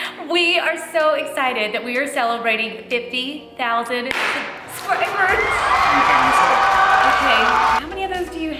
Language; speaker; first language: English; native; English